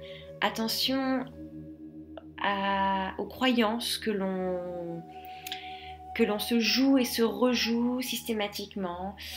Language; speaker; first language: French; native; French